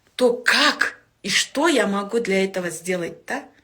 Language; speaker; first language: Russian; non-native, local second language; Kyrgyz